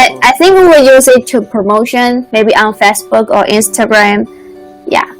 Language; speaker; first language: English; non-native, learner; Chinese